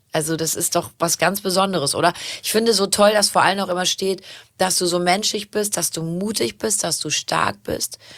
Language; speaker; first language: German; native; German